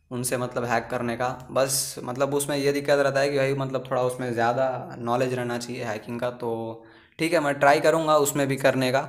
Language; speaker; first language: Hindi; native; Hindi